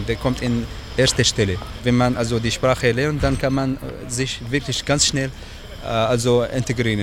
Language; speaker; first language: German; non-native, learner; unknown